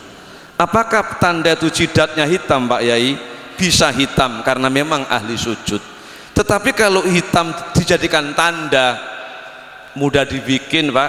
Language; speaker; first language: Indonesian; non-native, local second language; Javanese